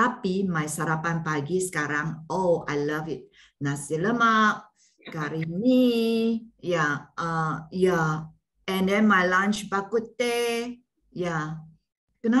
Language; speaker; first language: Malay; non-native, local second language; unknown